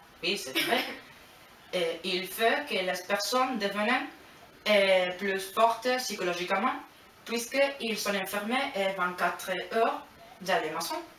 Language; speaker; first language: French; non-native, learner; Spanish